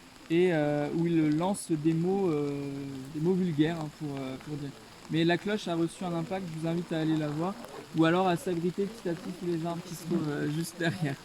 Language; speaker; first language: French; native; French